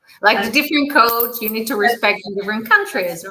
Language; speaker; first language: English; non-native, fluent; Spanish